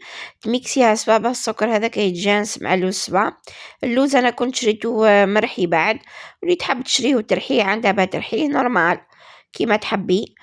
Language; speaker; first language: Arabic; native; Arabic